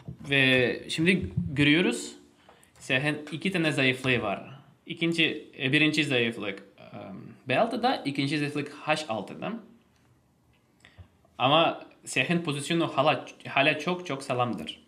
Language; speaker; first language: Turkish; non-native, fluent; Russian